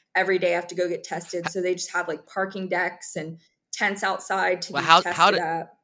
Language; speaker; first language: English; native; English